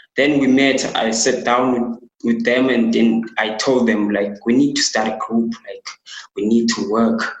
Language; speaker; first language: English; non-native, local second language; Xhosa